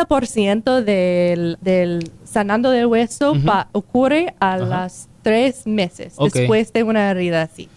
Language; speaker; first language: Spanish; non-native, learner; English